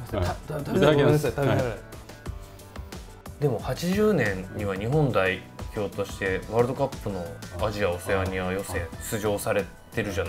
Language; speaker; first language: Japanese; native; Japanese